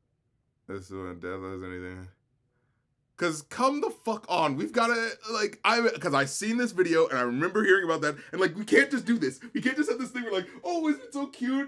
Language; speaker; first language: English; native; English